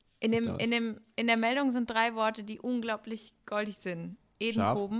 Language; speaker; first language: German; native; German